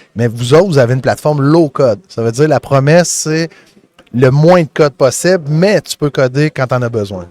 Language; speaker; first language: French; native; French